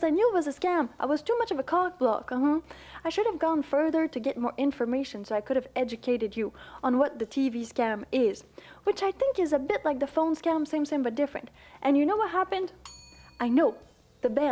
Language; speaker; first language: English; non-native, fluent; French